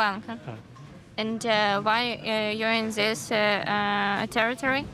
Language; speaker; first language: English; non-native, learner; Ukrainian